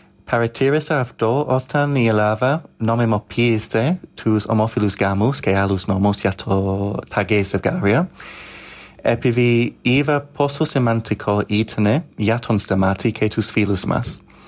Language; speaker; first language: Greek; non-native, learner; English